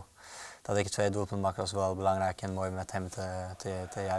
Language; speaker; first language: Dutch; non-native, fluent; Norwegian